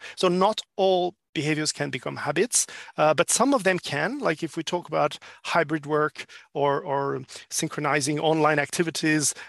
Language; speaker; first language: English; non-native, fluent; French